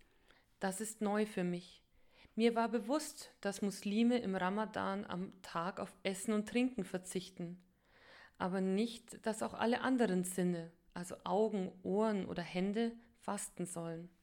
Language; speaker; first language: German; native; German